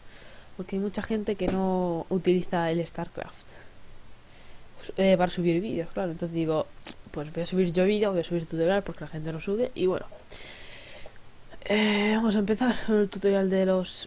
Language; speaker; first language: Spanish; native; Spanish